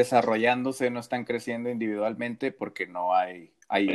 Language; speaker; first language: Spanish; native; Spanish